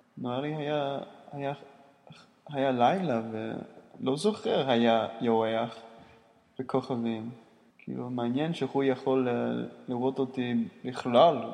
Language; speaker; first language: Hebrew; non-native, learner; English